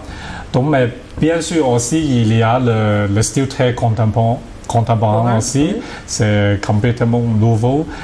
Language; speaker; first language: French; non-native, learner; Cantonese